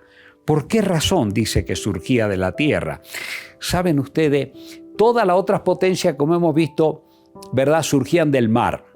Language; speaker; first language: Spanish; native; Spanish